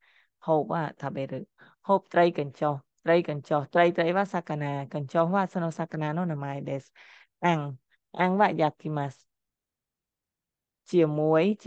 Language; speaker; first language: Japanese; non-native, fluent; Khmer